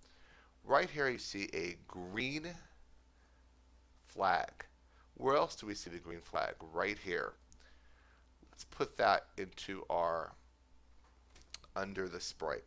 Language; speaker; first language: English; native; English